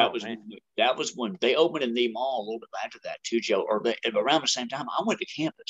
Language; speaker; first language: English; native; English